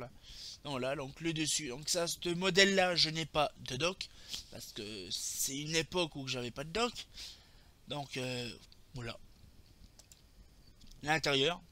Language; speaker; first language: French; native; French